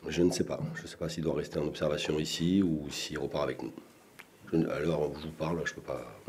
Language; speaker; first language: French; native; French